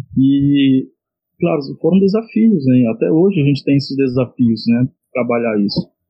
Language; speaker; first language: Portuguese; non-native, local second language; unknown